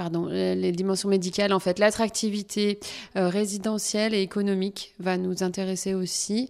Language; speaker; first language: French; native; French